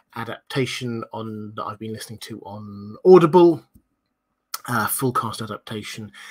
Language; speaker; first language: English; native; English